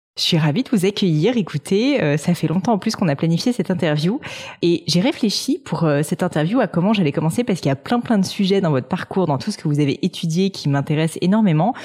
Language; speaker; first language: French; native; French